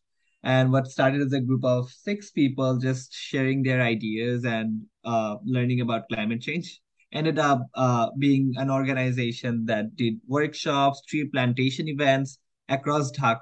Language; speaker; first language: English; non-native, local second language; Bangla